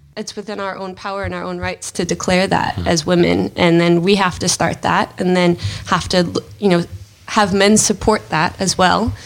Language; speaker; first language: English; native; English